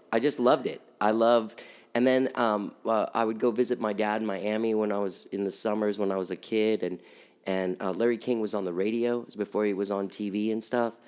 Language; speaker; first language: English; native; English